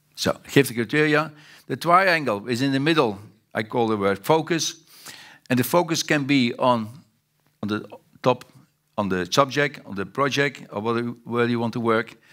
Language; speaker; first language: English; non-native, fluent; Dutch